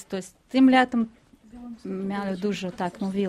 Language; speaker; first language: Polish; non-native, learner; Russian